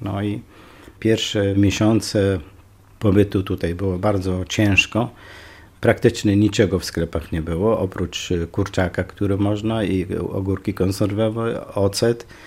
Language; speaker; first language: Polish; non-native, fluent; Kurdish